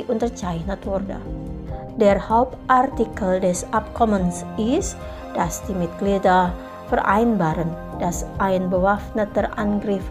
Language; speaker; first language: German; non-native, fluent; Indonesian